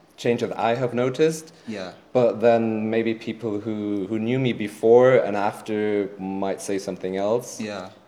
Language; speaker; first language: English; non-native, fluent; German